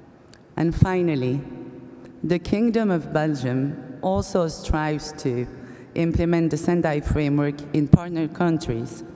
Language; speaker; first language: English; non-native, fluent; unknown